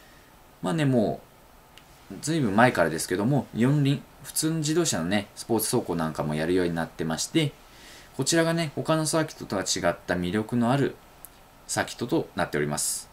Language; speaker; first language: Japanese; native; Japanese